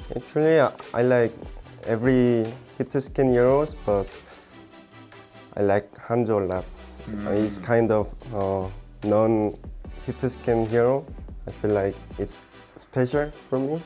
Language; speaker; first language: English; non-native, learner; Korean